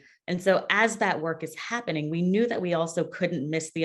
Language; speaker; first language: English; native; English